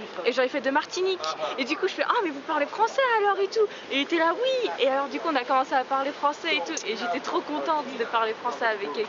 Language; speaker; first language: French; native; French